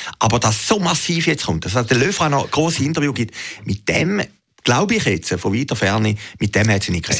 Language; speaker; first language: German; native; German